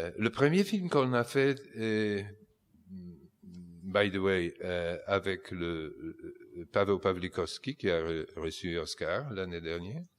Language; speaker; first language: French; non-native, fluent; Polish